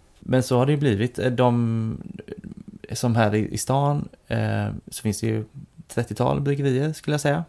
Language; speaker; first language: Swedish; native; Swedish